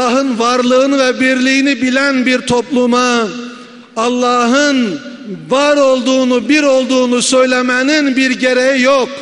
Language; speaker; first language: Turkish; native; Turkish